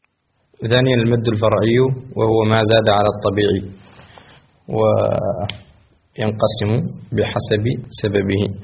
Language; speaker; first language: Arabic; native; Arabic